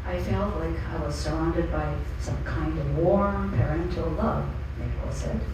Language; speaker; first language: English; non-native, fluent; Japanese